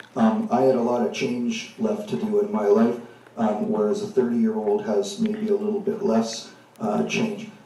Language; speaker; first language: English; native; English